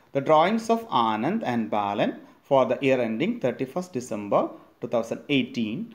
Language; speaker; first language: English; non-native, local second language; Malayalam